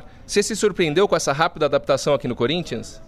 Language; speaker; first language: Portuguese; native; Portuguese